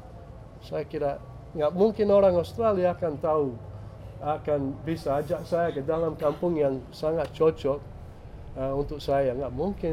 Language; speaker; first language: Indonesian; non-native, fluent; English